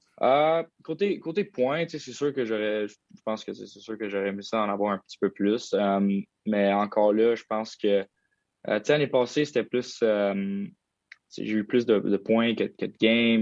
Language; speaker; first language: French; native; French